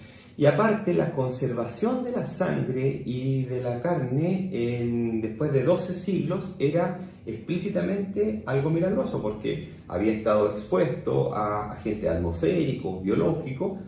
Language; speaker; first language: Spanish; native; Spanish